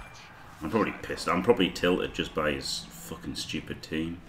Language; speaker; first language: English; native; English